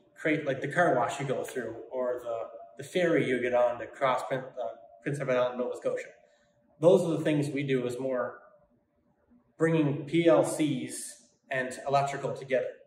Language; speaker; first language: English; native; English